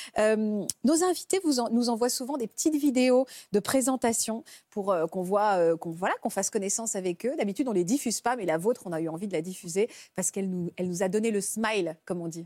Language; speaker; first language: French; native; French